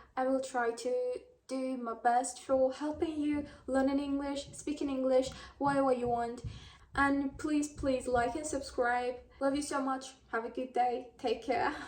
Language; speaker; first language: English; non-native, fluent; Azerbaijani